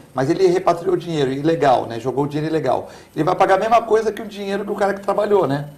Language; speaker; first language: Portuguese; native; Portuguese